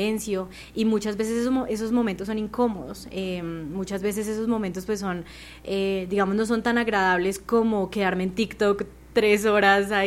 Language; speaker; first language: Spanish; native; Spanish